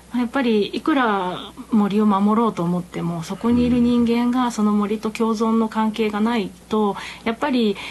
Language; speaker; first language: Japanese; native; Japanese